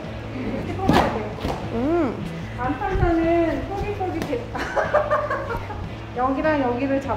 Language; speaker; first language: Korean; native; Korean